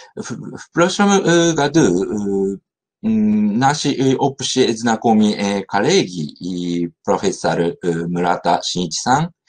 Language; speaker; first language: Russian; non-native, learner; Japanese